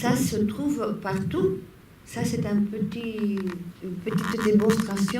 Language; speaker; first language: French; non-native, fluent; Spanish